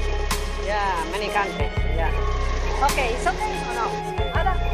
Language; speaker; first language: English; non-native, learner; Spanish